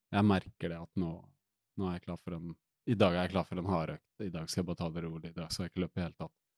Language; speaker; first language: Norwegian; native; Norwegian